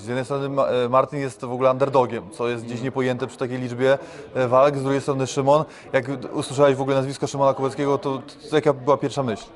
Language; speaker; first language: Polish; native; Polish